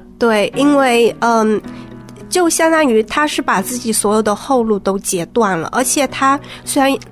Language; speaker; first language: Chinese; native; Chinese